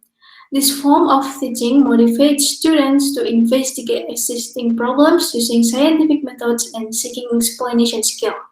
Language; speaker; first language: English; non-native, learner; Indonesian